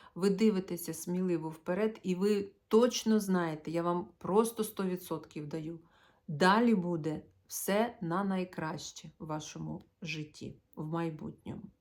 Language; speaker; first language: Ukrainian; non-native, local second language; Russian